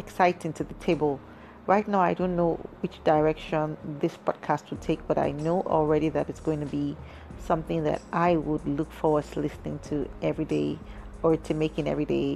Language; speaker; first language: English; non-native, local second language; Yoruba